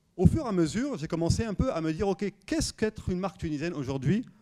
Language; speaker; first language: French; native; French